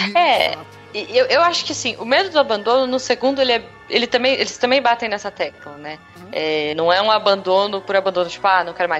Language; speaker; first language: Portuguese; native; Portuguese